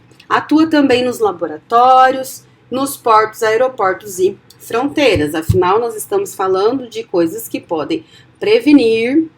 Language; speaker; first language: Portuguese; native; Portuguese